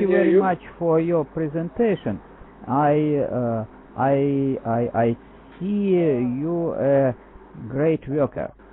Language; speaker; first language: English; non-native, learner; Russian